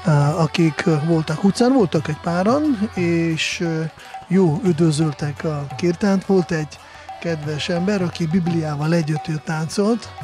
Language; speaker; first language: Hungarian; non-native, fluent; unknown